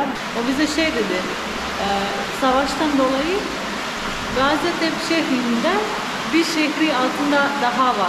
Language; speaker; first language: Turkish; non-native, fluent; Slovenian